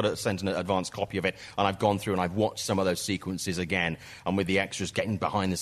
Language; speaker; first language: English; native; English